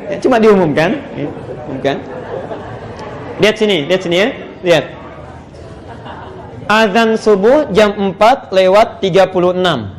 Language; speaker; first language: Indonesian; native; Indonesian